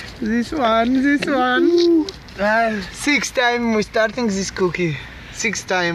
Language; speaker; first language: English; non-native, learner; Russian